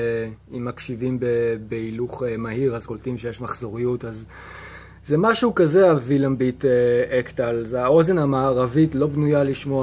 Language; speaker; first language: Hebrew; native; Hebrew